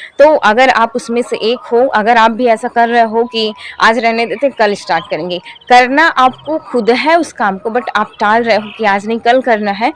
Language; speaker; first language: Hindi; native; Hindi